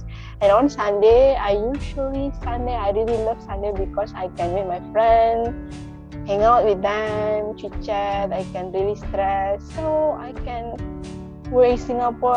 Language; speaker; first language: English; non-native, local second language; Indonesian